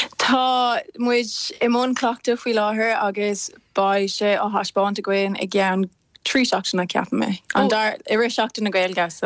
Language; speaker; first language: Irish; non-native, local second language; English